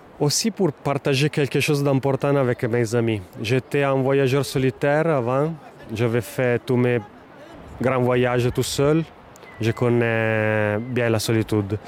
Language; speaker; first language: French; non-native, fluent; Italian